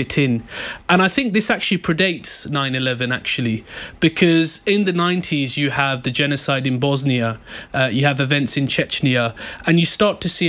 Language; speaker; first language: English; native; English